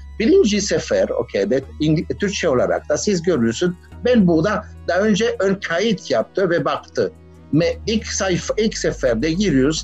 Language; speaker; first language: Turkish; non-native, learner; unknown